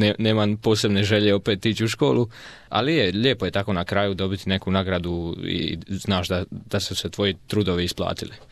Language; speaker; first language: Croatian; native; Croatian